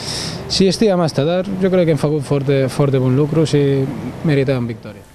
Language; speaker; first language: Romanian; non-native, learner; Spanish